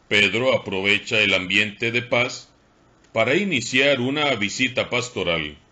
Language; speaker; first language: Spanish; native; Spanish